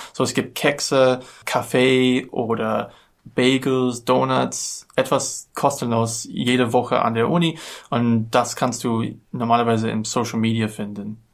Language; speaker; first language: German; non-native, learner; English